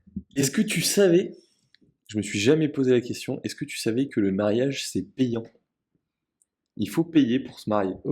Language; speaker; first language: French; native; French